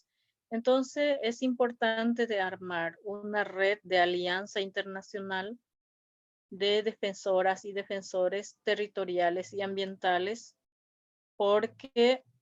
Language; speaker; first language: Spanish; non-native, local second language; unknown